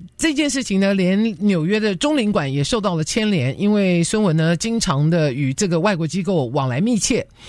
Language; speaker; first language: Chinese; native; Chinese